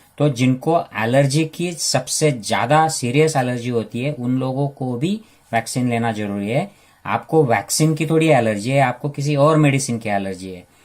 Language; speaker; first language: Hindi; non-native, local second language; Marathi